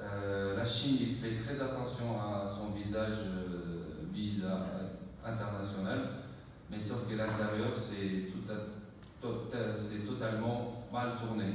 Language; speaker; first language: French; non-native, fluent; Uyghur